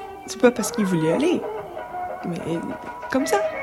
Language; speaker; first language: French; non-native, fluent; English